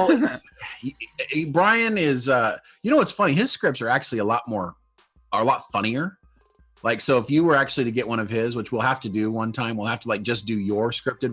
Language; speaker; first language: English; native; English